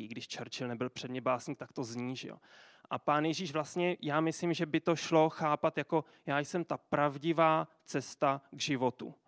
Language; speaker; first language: Czech; native; Czech